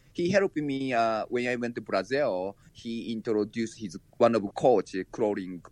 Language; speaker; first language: English; non-native, learner; Japanese